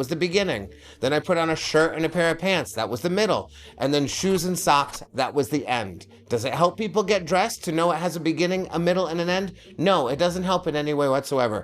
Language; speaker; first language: English; native; English